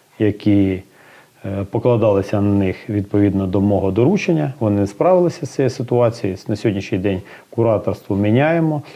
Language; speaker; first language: Ukrainian; native; Ukrainian